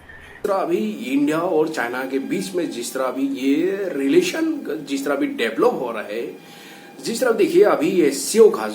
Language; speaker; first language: Hindi; non-native, local second language; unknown